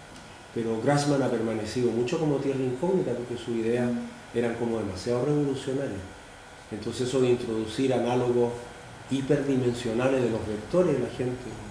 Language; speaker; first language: Spanish; native; Spanish